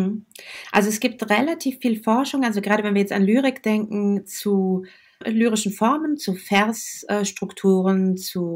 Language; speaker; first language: German; native; German